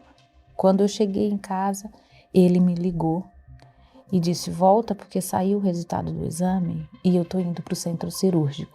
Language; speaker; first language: Portuguese; native; Portuguese